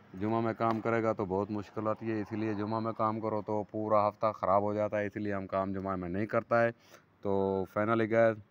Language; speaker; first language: Urdu; non-native, local second language; Saraiki